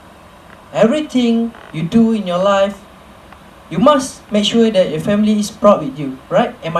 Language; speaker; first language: English; non-native, local second language; Malay